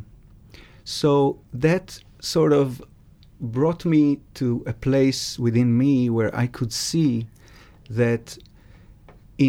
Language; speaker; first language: English; non-native, fluent; Hebrew